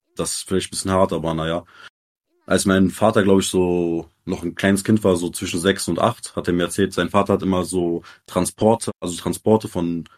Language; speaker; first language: German; early bilingual, other home language; Arabic